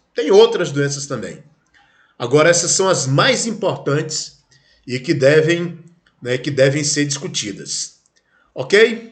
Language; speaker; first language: Portuguese; native; Portuguese